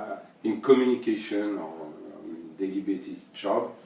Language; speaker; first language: English; non-native, learner; French